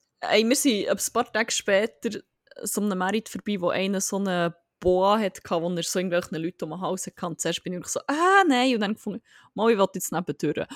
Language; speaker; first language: German; native; German